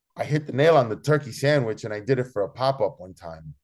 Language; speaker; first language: English; early bilingual, other home language; Spanish